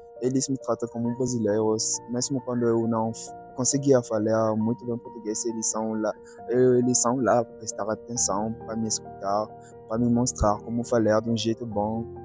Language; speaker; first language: Portuguese; non-native, learner; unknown